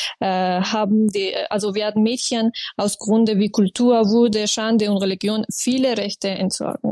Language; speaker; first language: German; non-native, fluent; Persian